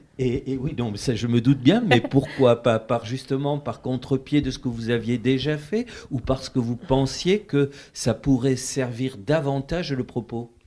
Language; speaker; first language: French; native; French